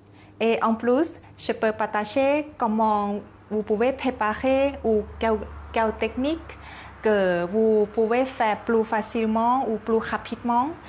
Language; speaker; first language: French; non-native, learner; Thai